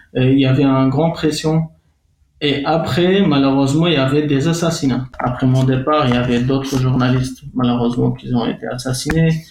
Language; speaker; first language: French; non-native, fluent; Kurdish